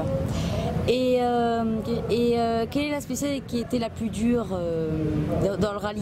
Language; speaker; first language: French; native; French